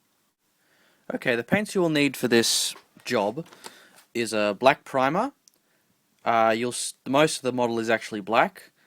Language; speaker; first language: English; native; English